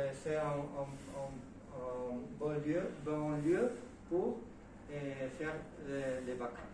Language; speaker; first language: French; non-native, learner; Spanish